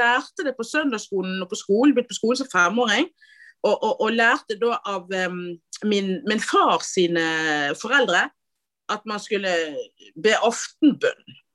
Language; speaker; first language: Norwegian; native; Norwegian